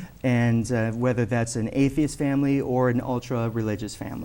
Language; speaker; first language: English; native; English